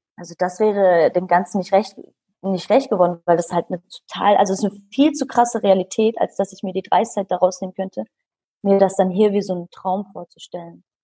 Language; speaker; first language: German; early bilingual, other home language; Kurdish